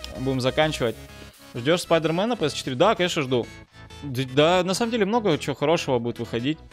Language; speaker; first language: Russian; native; Russian